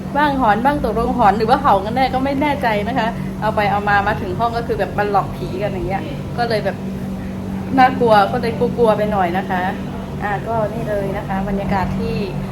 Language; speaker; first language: Thai; non-native, local second language; Shan